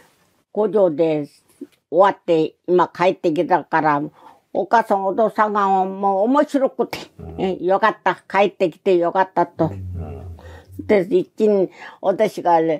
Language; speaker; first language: Japanese; non-native, learner; Korean